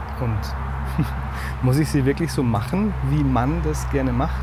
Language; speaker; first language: German; native; German